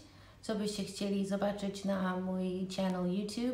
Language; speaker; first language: Polish; early bilingual, heritage; Polish